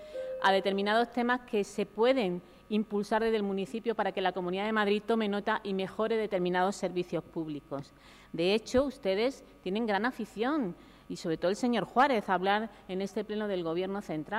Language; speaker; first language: Spanish; native; Spanish